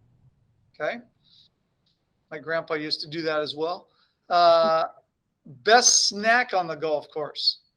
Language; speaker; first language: English; native; English